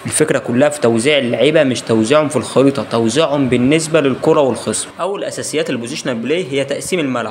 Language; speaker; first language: Arabic; native; Arabic